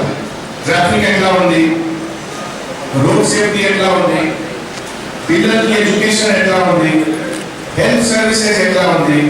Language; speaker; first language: Telugu; non-native, fluent; Hindi